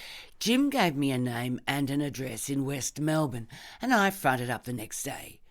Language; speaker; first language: English; native; English